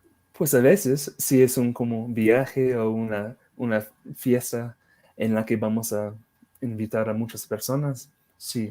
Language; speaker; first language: Spanish; non-native, fluent; English